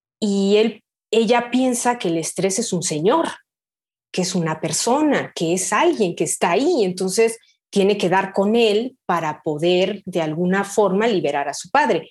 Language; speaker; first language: Spanish; native; Spanish